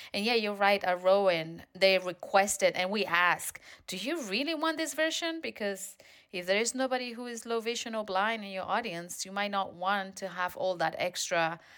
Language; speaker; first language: English; non-native, fluent; Spanish